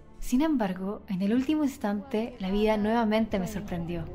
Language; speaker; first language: Spanish; native; Spanish